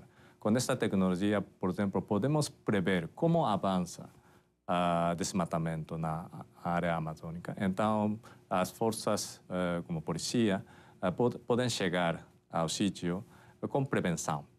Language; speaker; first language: Portuguese; non-native, fluent; Japanese